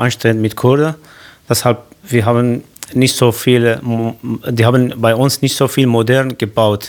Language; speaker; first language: German; non-native, learner; Kurdish